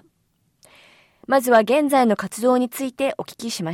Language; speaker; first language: Japanese; native; Japanese